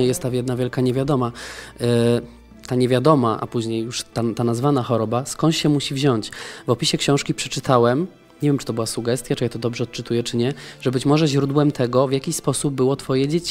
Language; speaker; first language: Polish; native; Polish